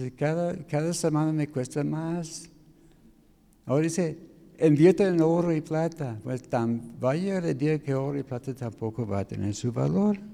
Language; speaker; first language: Spanish; non-native, fluent; English